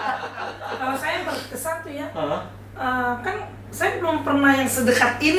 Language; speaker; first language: Indonesian; native; Indonesian